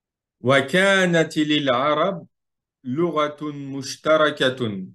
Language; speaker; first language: Arabic; non-native, fluent; French